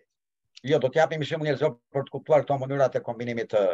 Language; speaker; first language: Albanian; native; Albanian